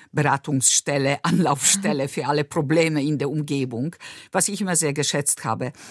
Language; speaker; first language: German; non-native, fluent; Polish